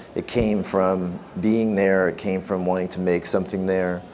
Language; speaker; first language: English; native; English